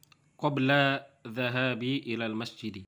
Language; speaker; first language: Arabic; non-native, learner; Indonesian